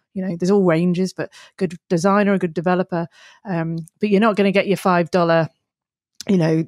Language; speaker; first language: English; native; English